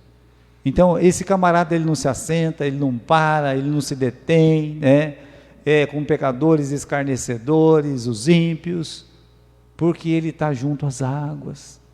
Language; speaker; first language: Portuguese; native; Portuguese